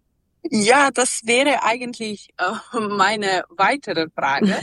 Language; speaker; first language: German; non-native, fluent; Serbian